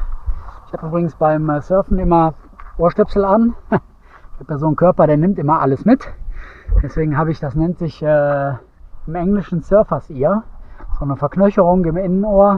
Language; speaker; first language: German; native; German